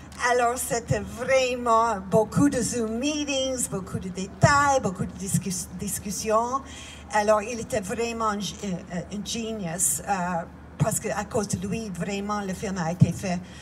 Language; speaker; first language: French; non-native, fluent; English